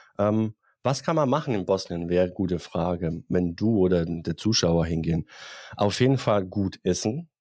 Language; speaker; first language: German; non-native, fluent; Bosnian